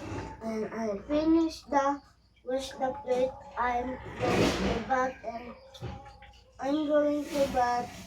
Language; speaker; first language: English; non-native, learner; Cebuano